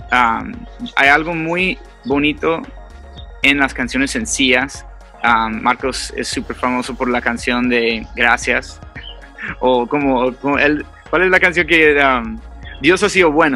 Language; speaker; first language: Spanish; non-native, fluent; English